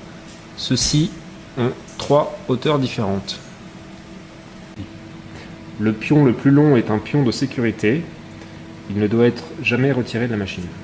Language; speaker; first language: French; native; French